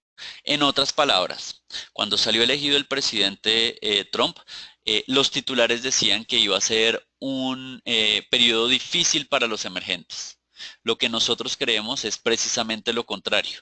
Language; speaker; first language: Spanish; native; Spanish